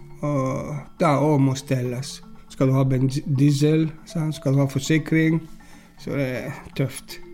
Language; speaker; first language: Norwegian; non-native, learner; Greek